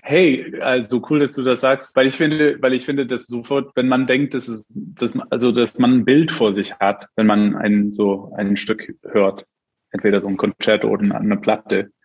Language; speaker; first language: German; non-native, fluent; English